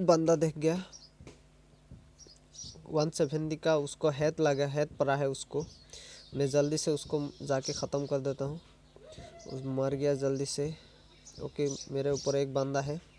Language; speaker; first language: Hindi; non-native, local second language; Assamese